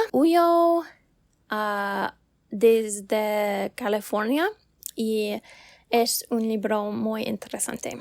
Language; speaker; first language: Spanish; non-native, learner; English